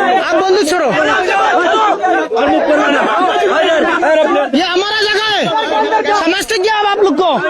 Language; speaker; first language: Hindi; non-native, learner; Bangla